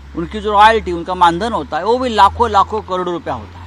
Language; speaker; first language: Hindi; non-native, local second language; Marathi